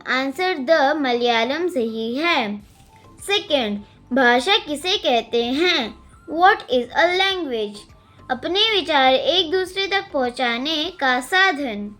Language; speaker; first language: Hindi; non-native, local second language; Telugu